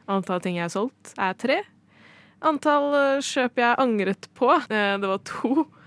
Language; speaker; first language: Norwegian; early bilingual, other home language; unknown